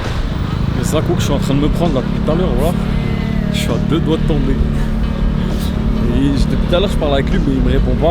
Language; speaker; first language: French; native; French